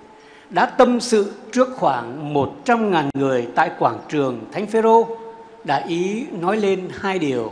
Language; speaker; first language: Vietnamese; native; Vietnamese